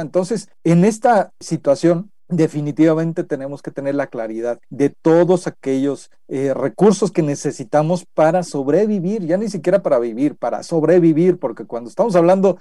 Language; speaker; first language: Spanish; native; Spanish